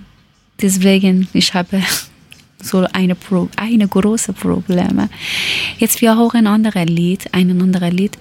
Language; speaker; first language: German; non-native, learner; Persian